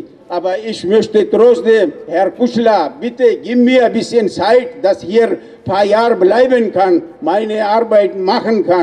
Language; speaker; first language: German; non-native, learner; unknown